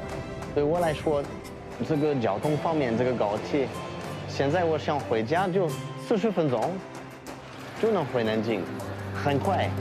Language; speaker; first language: Chinese; non-native, fluent; French